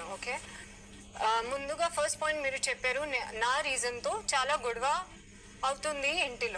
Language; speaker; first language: Telugu; non-native, learner; Hindi